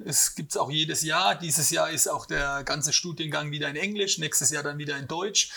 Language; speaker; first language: German; native; German